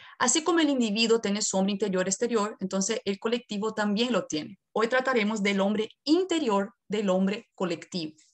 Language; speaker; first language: Spanish; non-native, fluent; Portuguese